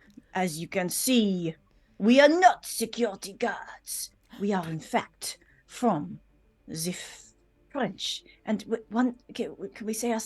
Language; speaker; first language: English; native; English